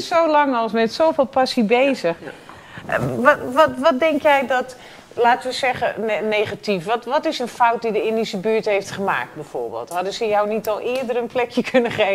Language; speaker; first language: Dutch; native; Dutch